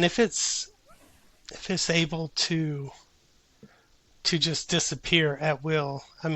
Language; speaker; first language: English; native; English